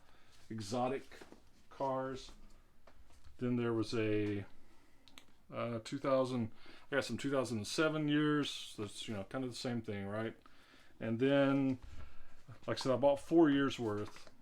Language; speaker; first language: English; native; English